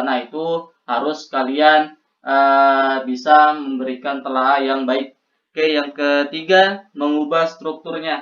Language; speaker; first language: Indonesian; native; Indonesian